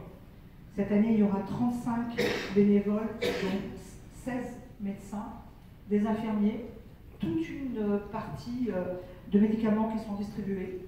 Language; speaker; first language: French; native; French